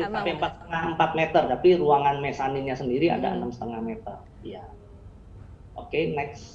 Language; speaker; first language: Indonesian; native; Indonesian